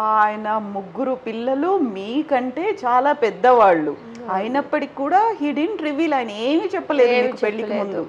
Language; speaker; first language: Telugu; native; Telugu